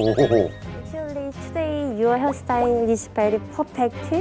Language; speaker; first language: English; non-native, learner; Korean